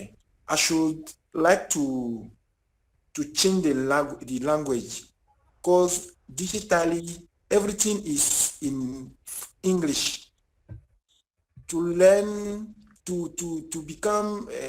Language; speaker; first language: English; non-native, learner; French